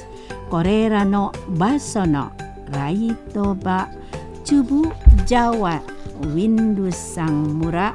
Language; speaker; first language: Japanese; non-native, fluent; Indonesian